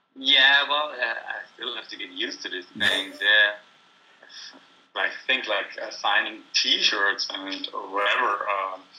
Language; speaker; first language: English; non-native, fluent; German